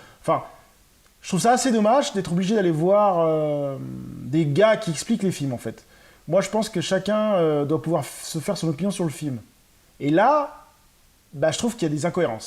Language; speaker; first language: French; native; French